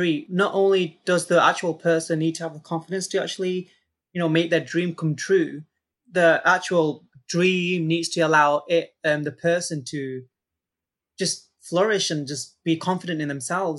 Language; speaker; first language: English; native; English